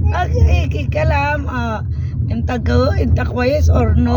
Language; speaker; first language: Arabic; non-native, learner; Filipino